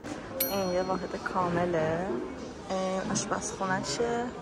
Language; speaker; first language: Persian; native; Persian